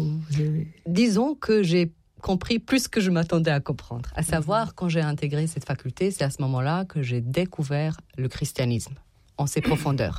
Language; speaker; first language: French; non-native, fluent; Serbian